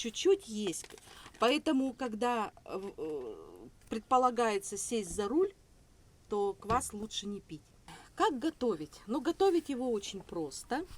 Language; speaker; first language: Russian; native; Russian